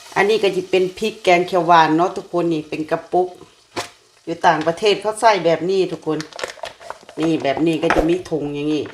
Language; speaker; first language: Thai; non-native, local second language; Lao